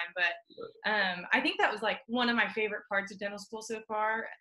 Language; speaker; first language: English; native; English